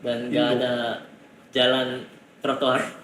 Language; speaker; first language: Indonesian; non-native, fluent; Korean